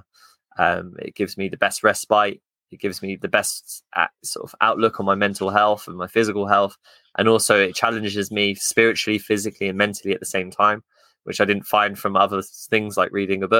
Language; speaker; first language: English; native; English